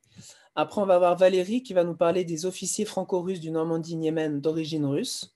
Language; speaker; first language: French; native; French